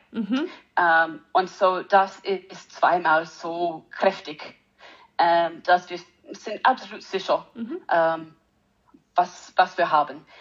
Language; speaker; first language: German; non-native, learner; English